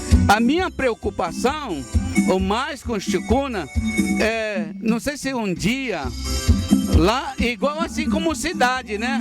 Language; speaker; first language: Portuguese; non-native, local second language; Ticuna